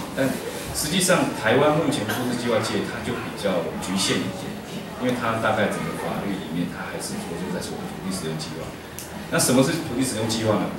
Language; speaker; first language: Chinese; native; Chinese